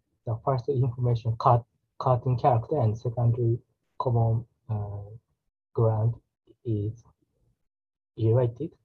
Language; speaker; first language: English; non-native, learner; Japanese